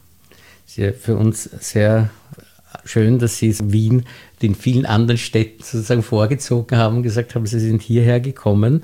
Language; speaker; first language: German; native; German